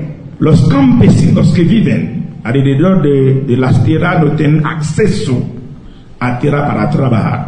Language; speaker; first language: Spanish; non-native, local second language; Haitian Creole